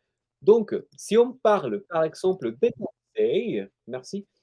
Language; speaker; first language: French; non-native, fluent; Spanish